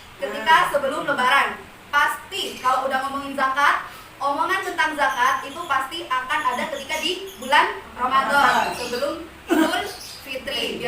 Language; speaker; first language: Indonesian; non-native, local second language; Madurese